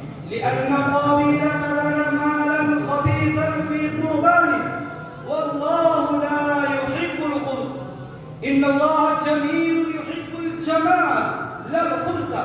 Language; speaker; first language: Arabic; non-native, learner; Urdu